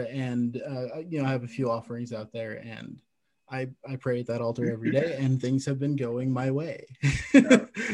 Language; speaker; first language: English; native; English